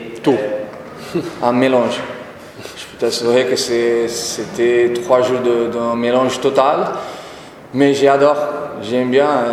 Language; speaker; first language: French; non-native, fluent; Portuguese